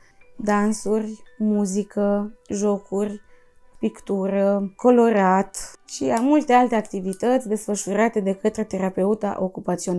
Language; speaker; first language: Romanian; native; Romanian